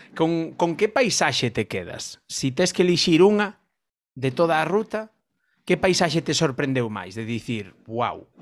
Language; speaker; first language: Galician; non-native, local second language; Spanish